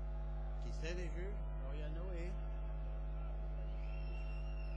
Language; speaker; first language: French; native; French